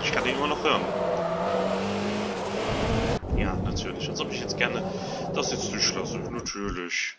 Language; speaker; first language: German; native; German